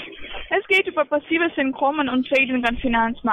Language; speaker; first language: German; non-native, learner; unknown